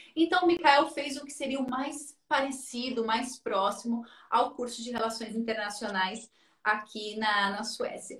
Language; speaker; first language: Portuguese; native; Portuguese